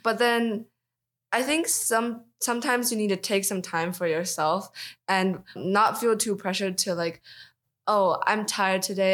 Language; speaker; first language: English; non-native, local second language; Cantonese